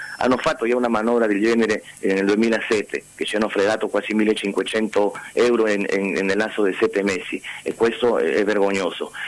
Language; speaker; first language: Italian; non-native, fluent; Spanish